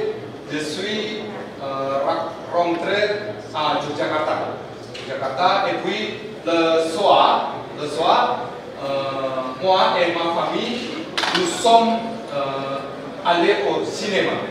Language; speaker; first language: French; non-native, learner; Indonesian